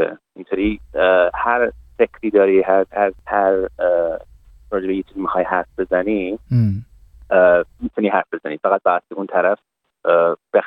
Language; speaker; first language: Persian; early bilingual, heritage; Persian